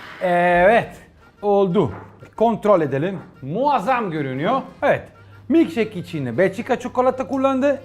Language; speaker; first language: Turkish; non-native, learner; Italian